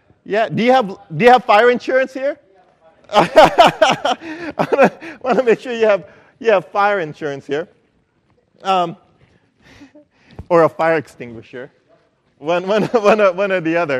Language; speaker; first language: English; non-native, local second language; Filipino